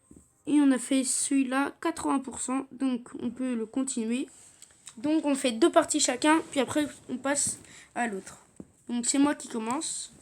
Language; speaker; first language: French; native; French